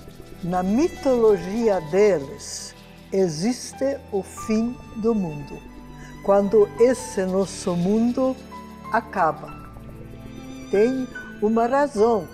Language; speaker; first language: Portuguese; non-native, fluent; Hungarian